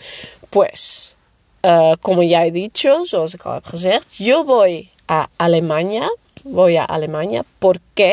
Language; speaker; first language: Spanish; non-native, fluent; Dutch